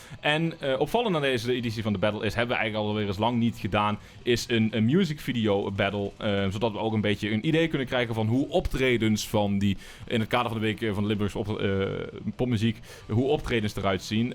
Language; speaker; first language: Dutch; native; Dutch